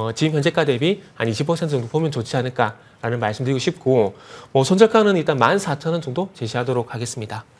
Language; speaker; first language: Korean; native; Korean